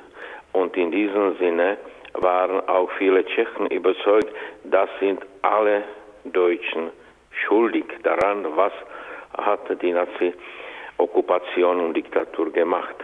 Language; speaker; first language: German; non-native, fluent; Czech